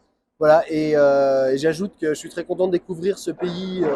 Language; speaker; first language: French; native; French